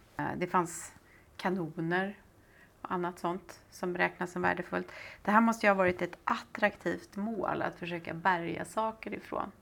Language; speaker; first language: Swedish; native; Swedish